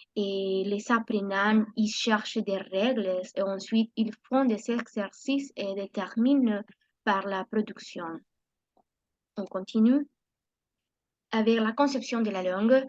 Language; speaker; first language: French; non-native, learner; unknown